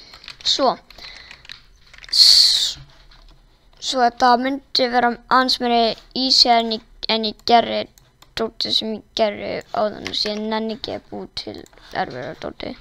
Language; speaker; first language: Icelandic; non-native, learner; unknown